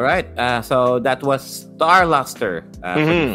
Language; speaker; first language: English; non-native, local second language; Filipino